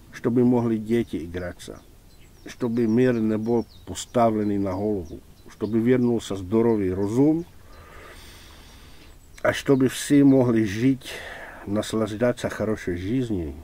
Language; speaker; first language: Russian; non-native, fluent; Czech